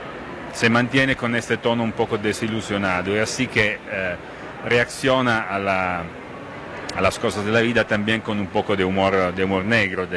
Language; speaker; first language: Spanish; non-native, fluent; Italian